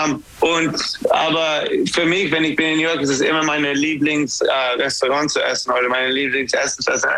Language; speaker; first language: German; non-native, learner; English